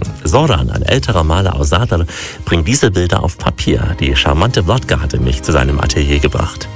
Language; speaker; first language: German; native; German